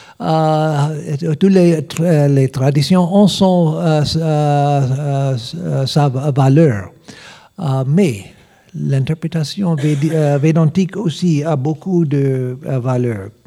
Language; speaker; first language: French; non-native, learner; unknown